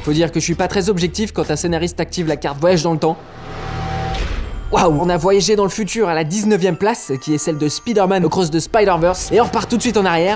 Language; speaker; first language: French; native; French